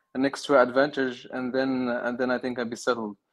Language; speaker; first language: English; non-native, fluent; Arabic